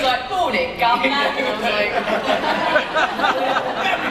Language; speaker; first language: English; native; English